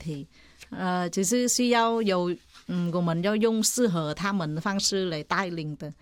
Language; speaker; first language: Chinese; non-native, fluent; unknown